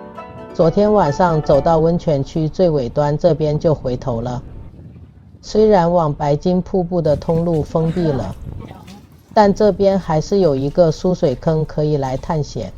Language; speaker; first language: Chinese; native; Chinese